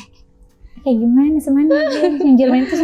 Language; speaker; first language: Indonesian; native; Indonesian